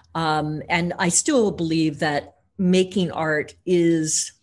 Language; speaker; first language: English; native; English